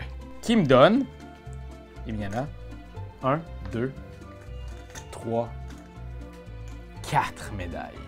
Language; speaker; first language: French; native; French